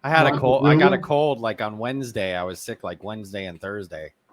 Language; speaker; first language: English; native; English